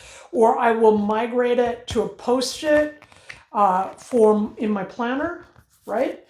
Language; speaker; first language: English; native; English